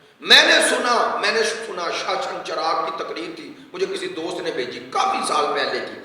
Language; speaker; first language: Urdu; non-native, local second language; Punjabi